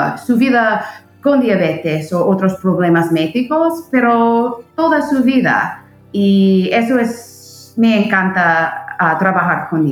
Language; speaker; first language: Spanish; non-native, fluent; English